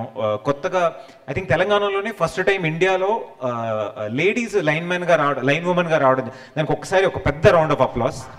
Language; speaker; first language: Telugu; native; Telugu